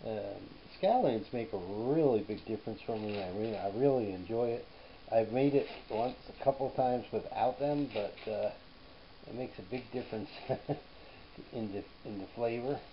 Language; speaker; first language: English; native; English